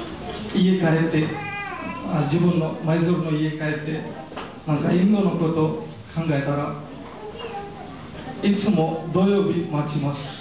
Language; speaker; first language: Japanese; non-native, fluent; Marathi